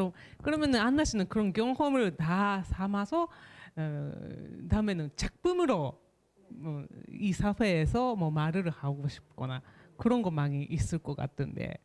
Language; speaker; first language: Korean; non-native, fluent; Japanese